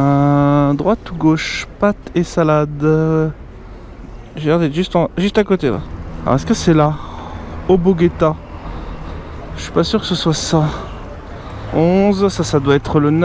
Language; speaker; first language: French; native; French